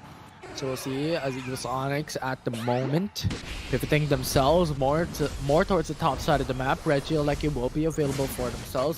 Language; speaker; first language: English; non-native, local second language; Filipino